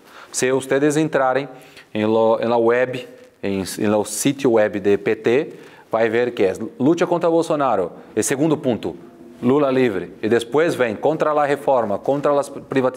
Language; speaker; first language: Spanish; non-native, fluent; Portuguese